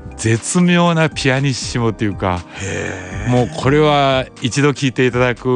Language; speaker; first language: Japanese; native; Japanese